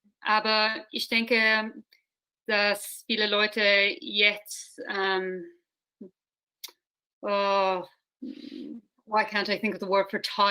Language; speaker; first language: German; non-native, learner; English